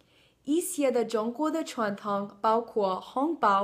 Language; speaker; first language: Chinese; non-native, learner; English